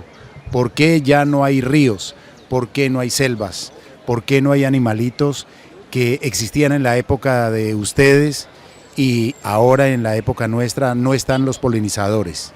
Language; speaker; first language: Spanish; native; Spanish